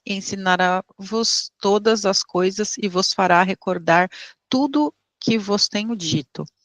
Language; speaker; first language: Portuguese; native; Portuguese